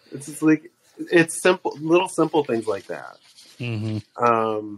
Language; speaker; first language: English; native; English